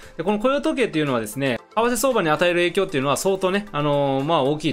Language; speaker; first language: Japanese; native; Japanese